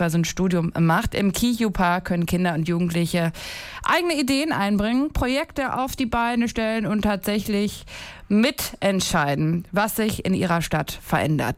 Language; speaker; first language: German; native; German